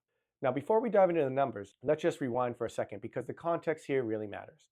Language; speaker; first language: English; native; English